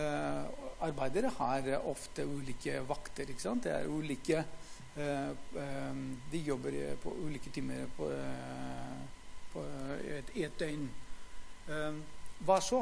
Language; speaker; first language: Norwegian; non-native, fluent; Greek